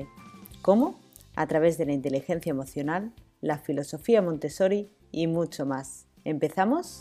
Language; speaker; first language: Spanish; native; Spanish